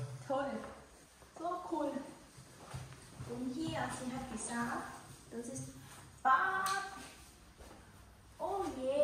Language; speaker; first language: German; non-native, learner; Thai